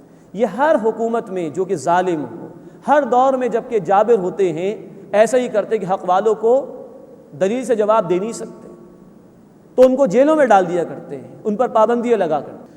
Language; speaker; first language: Urdu; native; Urdu